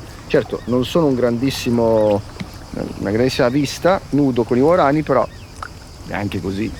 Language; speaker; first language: Italian; native; Italian